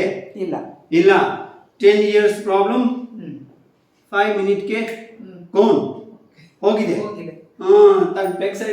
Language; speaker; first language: Kannada; non-native, learner; Tibetan